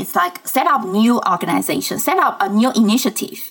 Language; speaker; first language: English; non-native, fluent; Chinese